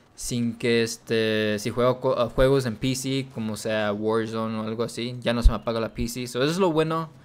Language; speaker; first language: Spanish; early bilingual, heritage; Spanish